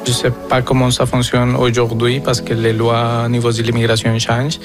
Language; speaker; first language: French; non-native, fluent; Spanish